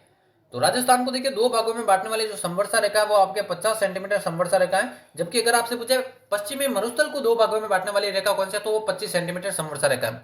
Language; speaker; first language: Hindi; native; Hindi